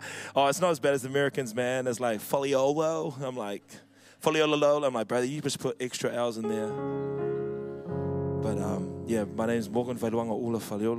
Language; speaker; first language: English; native; English